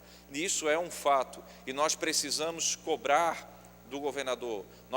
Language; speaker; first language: Portuguese; native; Portuguese